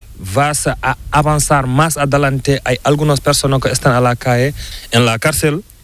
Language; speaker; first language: Spanish; non-native, learner; Fula